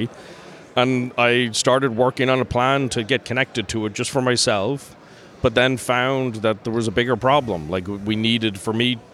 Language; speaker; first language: English; native; English